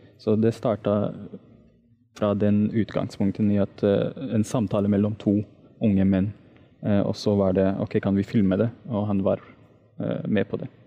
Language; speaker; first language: Norwegian; non-native, fluent; Arabic